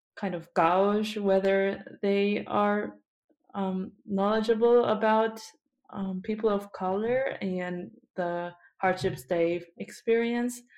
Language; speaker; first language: English; early bilingual, other home language; Korean